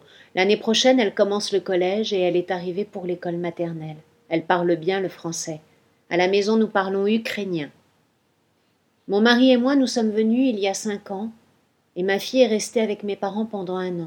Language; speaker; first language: French; non-native, fluent; Ukrainian